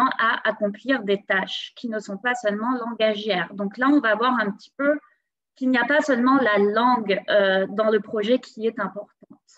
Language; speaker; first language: French; native; French